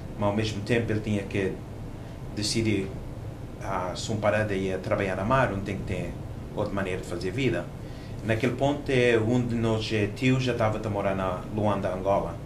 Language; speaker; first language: Portuguese; non-native, local second language; Kabuverdianu